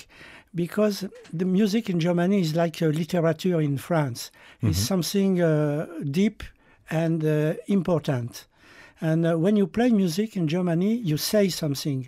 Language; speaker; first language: English; non-native, fluent; French